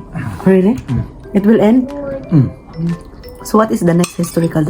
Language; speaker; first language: English; non-native, local second language; Cebuano